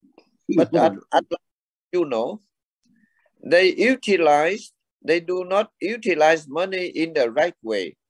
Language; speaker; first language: English; non-native, learner; Vietnamese